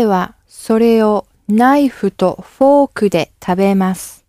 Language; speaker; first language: Japanese; non-native, learner; English